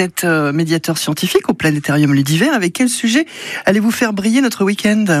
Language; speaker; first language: French; native; French